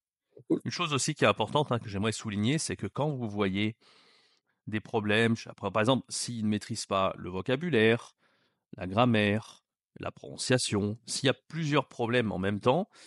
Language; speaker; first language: French; native; French